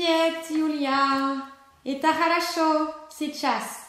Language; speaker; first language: Russian; non-native, learner; French